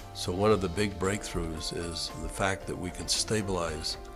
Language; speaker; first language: English; native; English